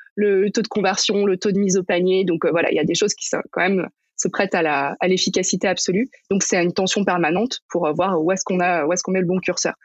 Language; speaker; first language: French; native; French